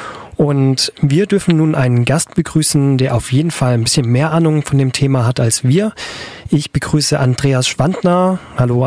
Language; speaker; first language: German; native; German